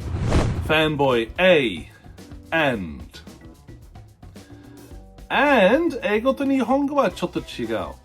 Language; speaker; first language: Japanese; non-native, fluent; English